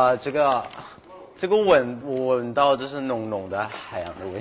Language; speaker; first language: Chinese; non-native, fluent; Thai